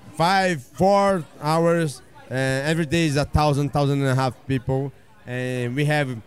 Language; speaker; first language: English; non-native, fluent; Portuguese